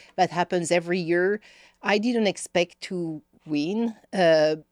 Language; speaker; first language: English; non-native, fluent; French